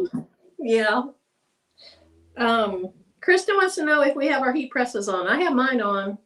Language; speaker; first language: English; native; English